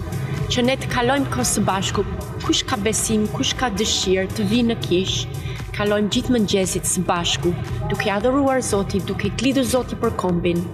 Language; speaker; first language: Albanian; non-native, learner; English